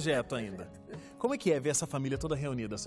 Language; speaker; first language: Portuguese; native; Portuguese